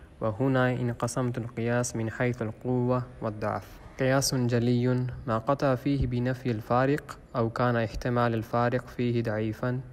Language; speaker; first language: Arabic; non-native, fluent; Malay